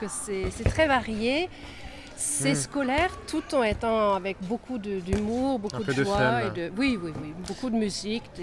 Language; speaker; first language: French; non-native, fluent; Swedish